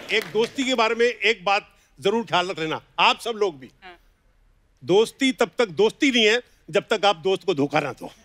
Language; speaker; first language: Hindi; native; Hindi